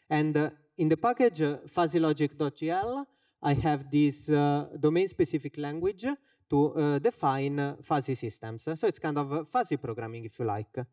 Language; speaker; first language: English; non-native, fluent; Finnish